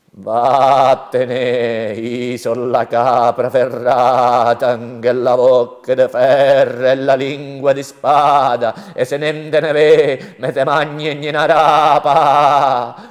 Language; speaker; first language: Italian; native; Italian